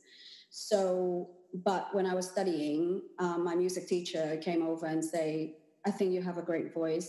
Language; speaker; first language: English; non-native, local second language; Cantonese